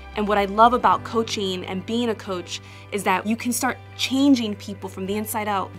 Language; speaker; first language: English; native; English